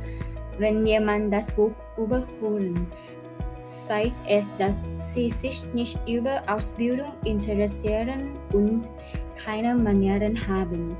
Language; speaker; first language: German; non-native, learner; Thai